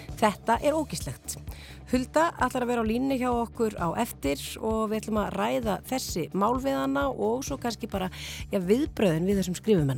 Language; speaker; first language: Icelandic; native; Icelandic